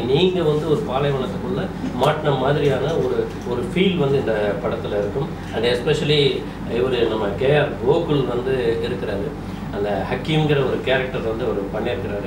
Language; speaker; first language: Tamil; native; Tamil